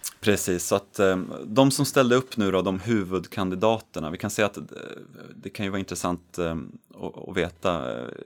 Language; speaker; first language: Swedish; native; Swedish